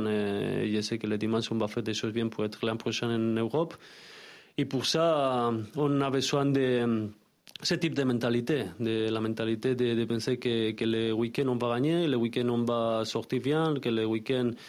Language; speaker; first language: French; non-native, learner; Spanish